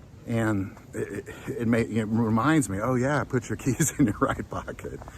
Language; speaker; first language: English; native; English